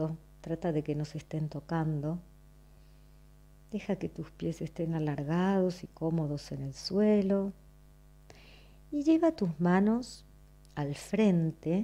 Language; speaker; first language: Spanish; native; Spanish